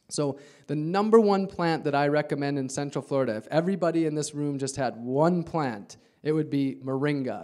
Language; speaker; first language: English; native; English